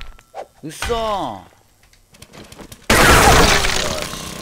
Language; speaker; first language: Japanese; native; Japanese